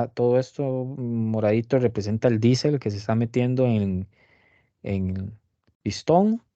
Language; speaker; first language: Spanish; native; Spanish